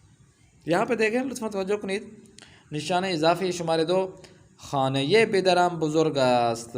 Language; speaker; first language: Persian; non-native, fluent; Urdu